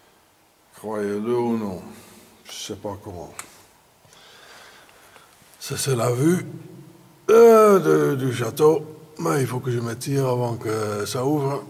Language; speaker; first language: French; non-native, fluent; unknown